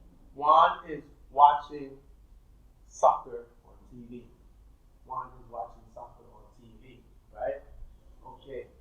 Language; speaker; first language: English; non-native, fluent; Thai